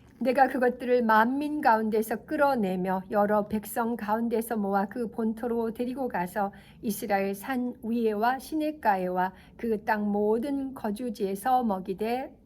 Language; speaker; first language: Korean; native; Korean